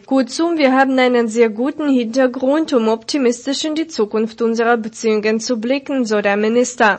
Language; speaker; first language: German; non-native, fluent; Russian